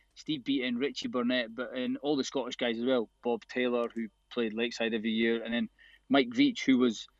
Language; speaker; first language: English; native; English